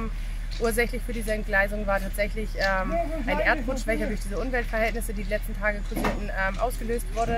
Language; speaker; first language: German; native; German